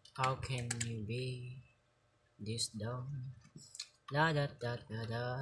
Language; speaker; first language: English; non-native, local second language; Filipino